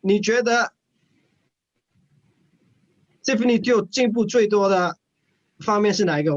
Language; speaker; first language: Chinese; non-native, fluent; English